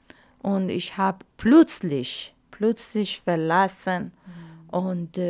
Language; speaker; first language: German; non-native, learner; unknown